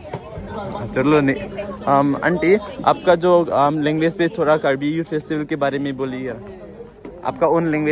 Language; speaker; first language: Hindi; non-native, local second language; Karbi